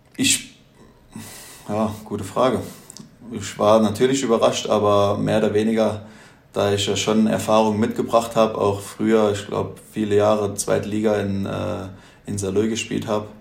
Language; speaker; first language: German; native; German